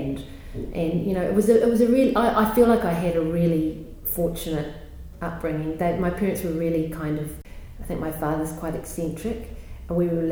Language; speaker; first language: English; native; English